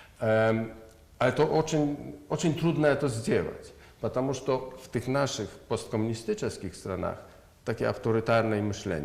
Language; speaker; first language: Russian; non-native, learner; Polish